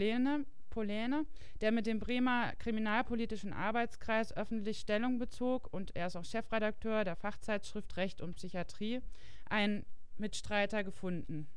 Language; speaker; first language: German; native; German